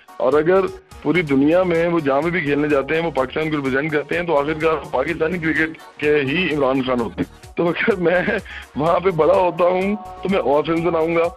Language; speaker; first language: Urdu; non-native, local second language; Punjabi